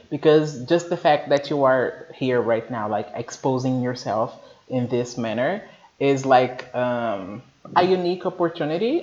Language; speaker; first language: English; non-native, fluent; Portuguese